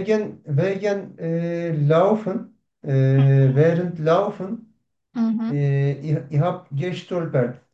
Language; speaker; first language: German; non-native, learner; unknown